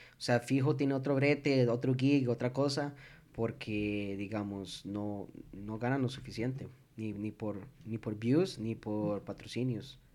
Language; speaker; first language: Spanish; early bilingual, heritage; English